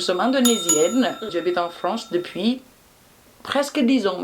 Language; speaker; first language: French; non-native, learner; Indonesian